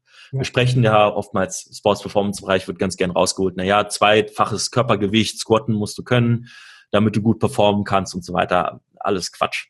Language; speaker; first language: German; native; German